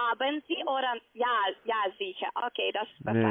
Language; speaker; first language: German; non-native, learner; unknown